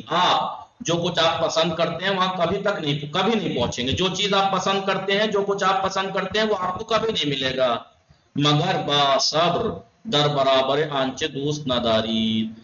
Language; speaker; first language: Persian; non-native, fluent; Urdu